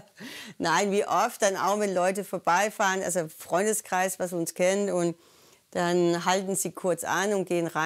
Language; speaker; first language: German; non-native, fluent; Danish